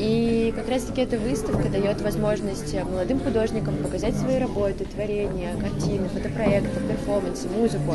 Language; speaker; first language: Russian; native; Russian